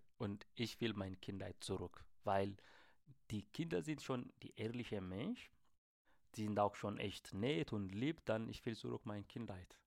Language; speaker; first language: German; non-native, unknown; Amharic